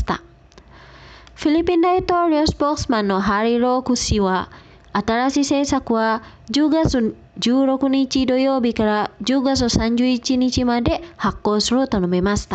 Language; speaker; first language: Japanese; non-native, fluent; Indonesian